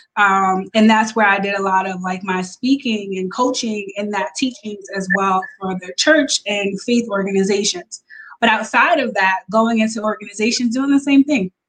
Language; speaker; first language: English; native; English